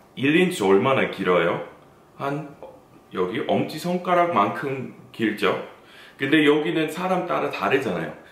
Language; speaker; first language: Korean; non-native, fluent; English